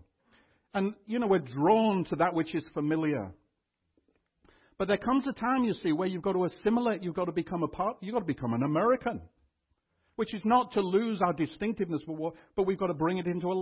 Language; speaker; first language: English; native; English